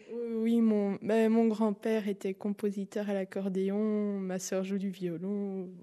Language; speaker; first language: French; native; French